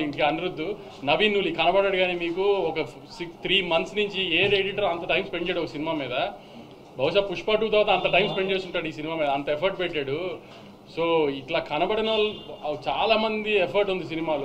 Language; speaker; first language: Telugu; native; Telugu